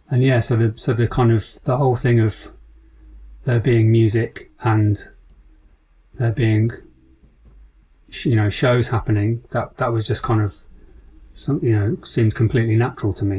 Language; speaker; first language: English; native; English